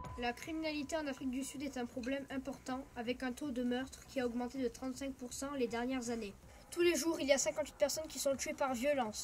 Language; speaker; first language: French; non-native, learner; German